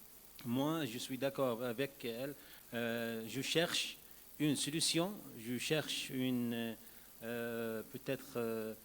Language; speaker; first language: French; non-native, learner; Arabic